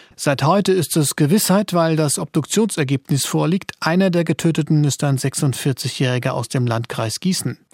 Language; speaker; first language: German; native; German